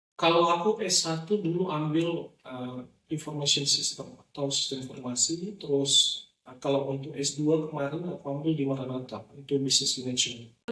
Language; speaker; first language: Indonesian; non-native, local second language; Nias